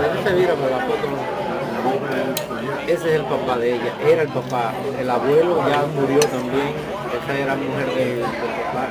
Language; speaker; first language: Spanish; native; Spanish